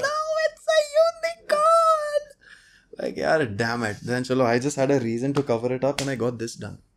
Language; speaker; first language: English; non-native, local second language; Konkani